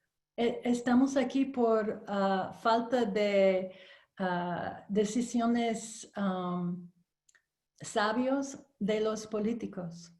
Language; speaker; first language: Spanish; non-native, learner; English